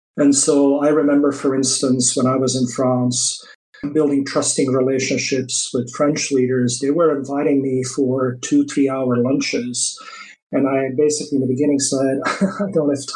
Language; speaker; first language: English; non-native, fluent; Dutch